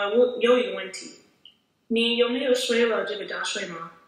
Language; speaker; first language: Chinese; non-native, learner; English